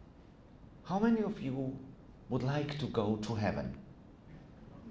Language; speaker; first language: English; non-native, fluent; German